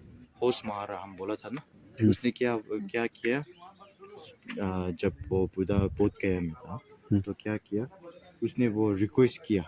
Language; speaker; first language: Hindi; non-native, fluent; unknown